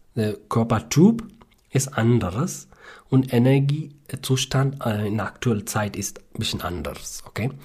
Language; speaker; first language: German; non-native, fluent; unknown